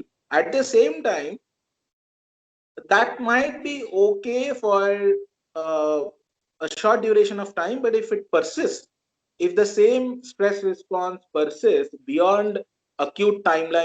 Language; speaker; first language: English; non-native, local second language; Marathi